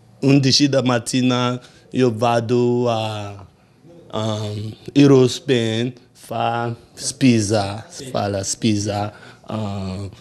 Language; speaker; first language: Italian; non-native, learner; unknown